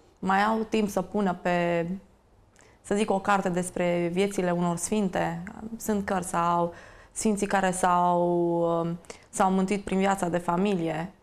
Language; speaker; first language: Romanian; native; Romanian